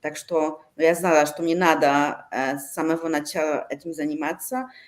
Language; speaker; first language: Russian; non-native, learner; Polish